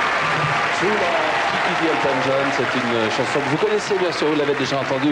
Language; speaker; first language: French; native; French